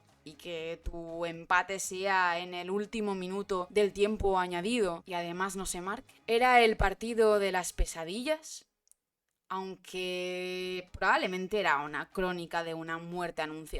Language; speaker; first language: Spanish; native; Spanish